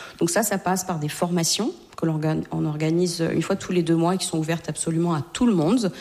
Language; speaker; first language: French; native; French